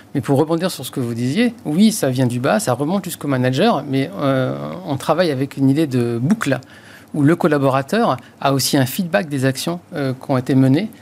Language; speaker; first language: French; native; French